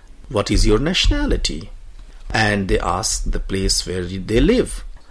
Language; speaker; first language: English; non-native, local second language; Hindi